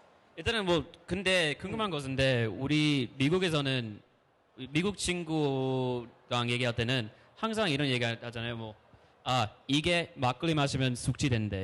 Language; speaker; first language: Korean; non-native, fluent; English